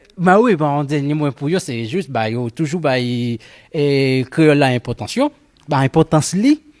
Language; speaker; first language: Haitian Creole; non-native, fluent; Spanish